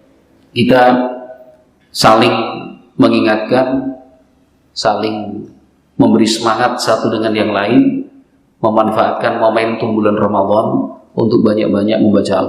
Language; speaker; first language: Indonesian; native; Indonesian